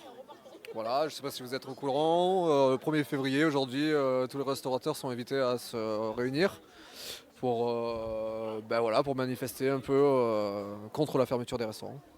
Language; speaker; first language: French; native; French